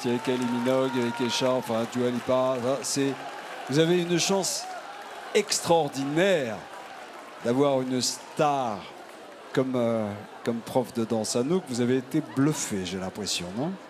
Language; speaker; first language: French; native; French